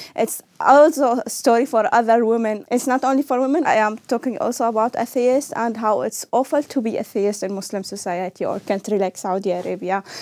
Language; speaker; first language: English; non-native, learner; Arabic